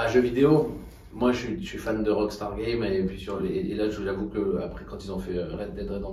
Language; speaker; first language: French; native; French